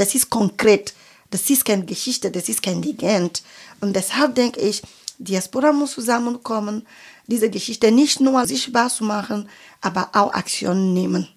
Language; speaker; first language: German; non-native, fluent; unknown